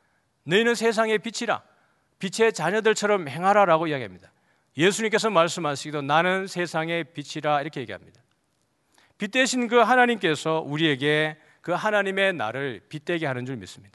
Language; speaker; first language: Korean; native; Korean